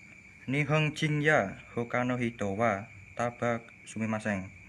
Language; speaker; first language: Japanese; non-native, learner; Indonesian